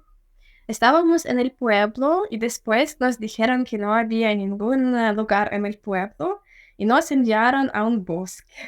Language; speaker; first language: Spanish; non-native, fluent; Ukrainian